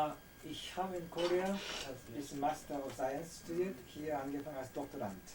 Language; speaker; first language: German; non-native, learner; Korean